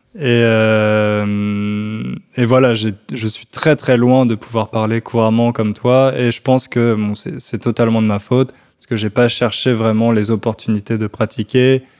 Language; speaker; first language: French; native; French